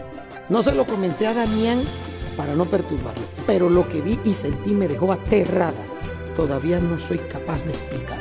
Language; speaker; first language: Spanish; native; Spanish